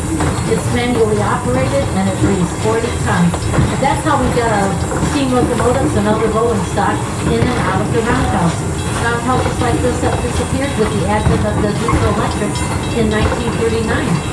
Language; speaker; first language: English; native; English